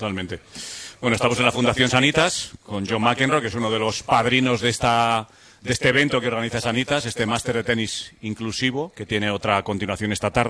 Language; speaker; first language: Spanish; native; Spanish